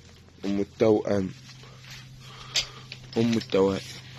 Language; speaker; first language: Arabic; native; Arabic